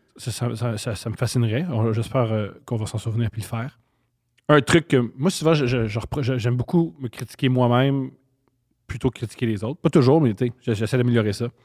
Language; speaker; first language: French; native; French